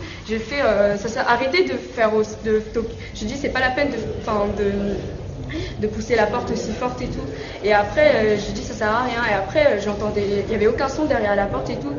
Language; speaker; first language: French; early bilingual, other home language; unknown